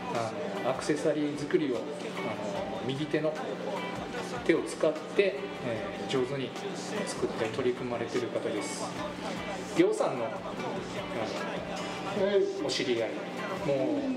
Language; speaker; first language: Japanese; native; Japanese